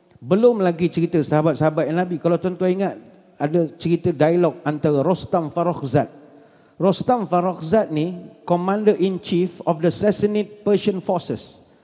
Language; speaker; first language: Malay; native; Malay